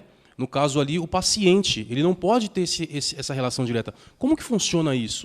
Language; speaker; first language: Portuguese; native; Portuguese